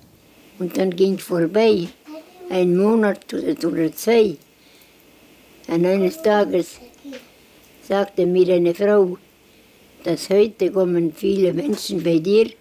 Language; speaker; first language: German; non-native, learner; Estonian